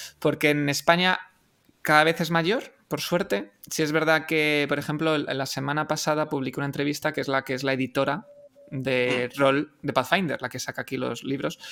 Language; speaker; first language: Spanish; native; Spanish